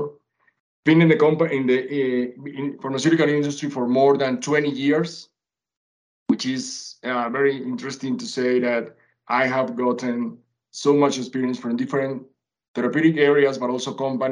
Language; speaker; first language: English; non-native, fluent; Spanish